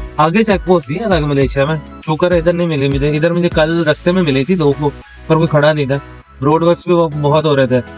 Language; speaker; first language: Urdu; native; Urdu